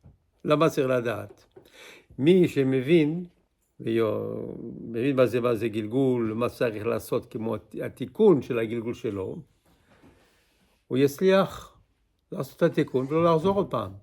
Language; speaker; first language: Hebrew; non-native, fluent; English